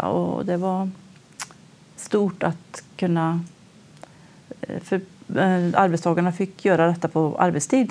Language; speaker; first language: Swedish; native; Swedish